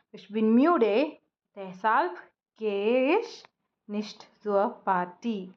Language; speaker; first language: German; non-native, fluent; Malayalam